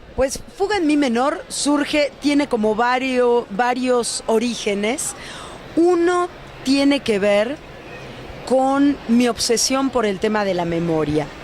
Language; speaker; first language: Spanish; native; Spanish